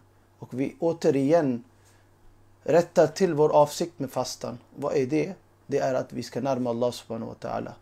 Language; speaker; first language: Swedish; early bilingual, other home language; Urdu